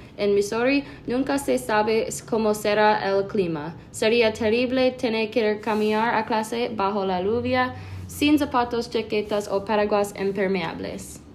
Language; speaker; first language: Spanish; non-native, learner; English